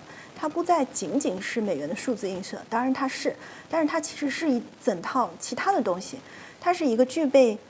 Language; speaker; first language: Chinese; native; Chinese